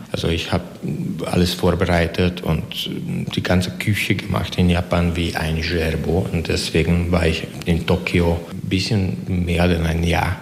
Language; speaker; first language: German; non-native, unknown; Hungarian